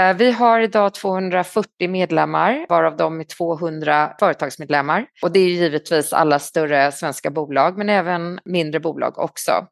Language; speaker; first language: Swedish; native; Swedish